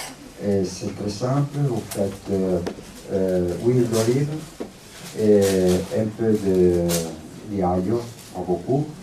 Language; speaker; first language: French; non-native, learner; Italian